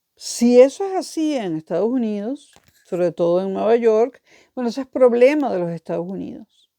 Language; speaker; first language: Spanish; native; Spanish